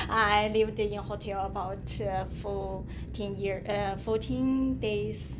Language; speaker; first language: English; non-native, learner; Chinese